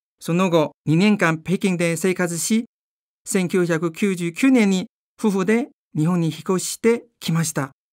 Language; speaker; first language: Japanese; non-native, fluent; Chinese